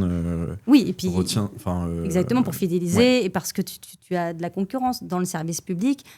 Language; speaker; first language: French; native; French